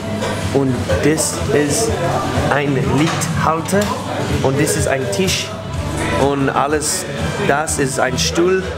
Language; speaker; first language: German; non-native, learner; English